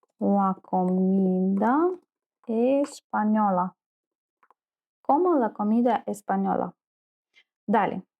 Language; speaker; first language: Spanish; non-native, fluent; Ukrainian